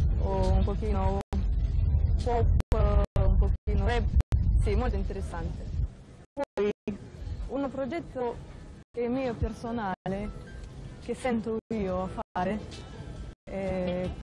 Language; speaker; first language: Italian; non-native, learner; Russian